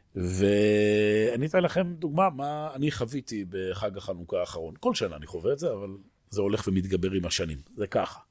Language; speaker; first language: Hebrew; native; Hebrew